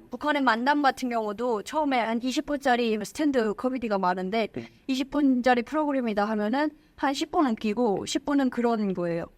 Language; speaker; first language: Korean; native; Korean